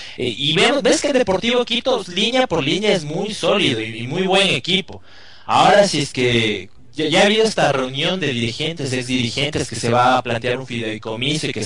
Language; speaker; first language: Spanish; native; Spanish